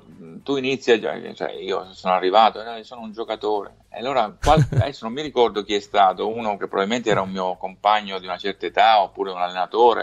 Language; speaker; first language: Italian; native; Italian